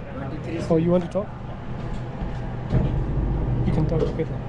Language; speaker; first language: English; non-native, learner; Burmese